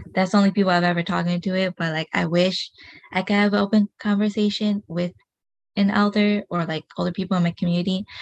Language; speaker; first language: English; early bilingual, other home language; Hmong